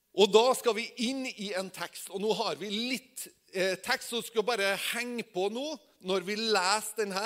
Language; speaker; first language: Norwegian; native; Norwegian